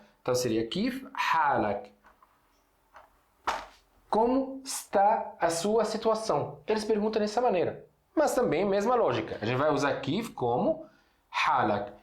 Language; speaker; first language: Portuguese; non-native, fluent; Arabic